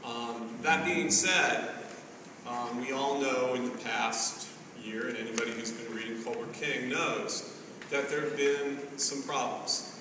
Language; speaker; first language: English; native; English